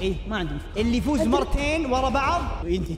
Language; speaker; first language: Arabic; native; Arabic